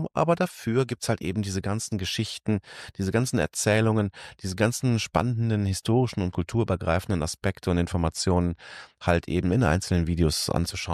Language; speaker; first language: German; native; German